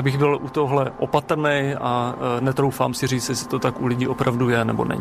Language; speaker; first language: Czech; native; Czech